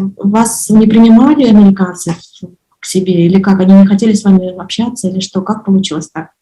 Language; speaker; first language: Russian; non-native, local second language; Kazakh